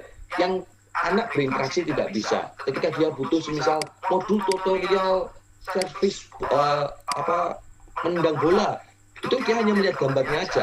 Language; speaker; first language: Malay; non-native, local second language; Javanese